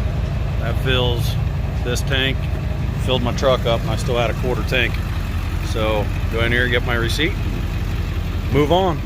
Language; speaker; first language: English; native; English